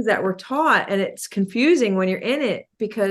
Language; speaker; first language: English; native; English